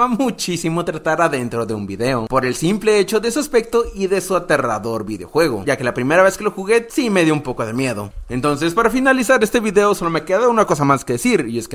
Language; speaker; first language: Spanish; native; Spanish